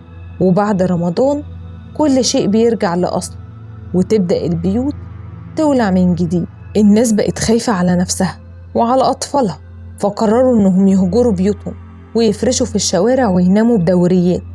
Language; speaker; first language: Arabic; native; Arabic